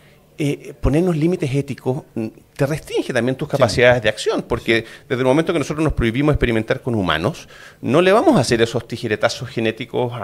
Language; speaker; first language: Spanish; native; Spanish